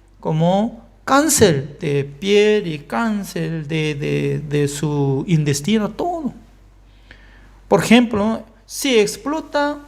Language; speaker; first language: Spanish; non-native, fluent; Korean